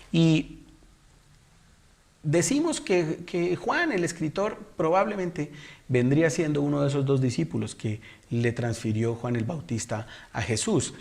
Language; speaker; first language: Spanish; native; Spanish